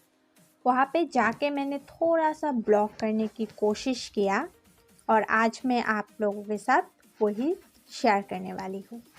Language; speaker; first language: Hindi; non-native, local second language; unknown